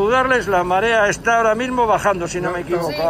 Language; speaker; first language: Spanish; native; Spanish